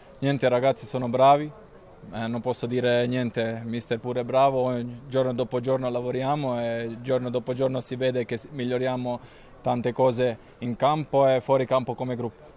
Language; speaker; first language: Italian; non-native, fluent; Croatian